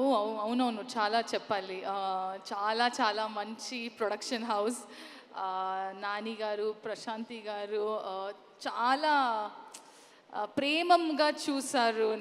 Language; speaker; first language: Telugu; non-native, learner; Kannada